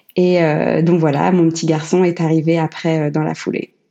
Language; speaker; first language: French; native; French